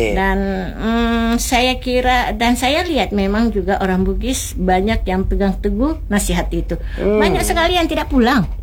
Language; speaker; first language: Indonesian; non-native, local second language; Buginese